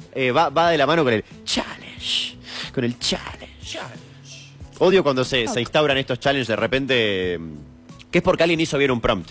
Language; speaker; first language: Spanish; native; Spanish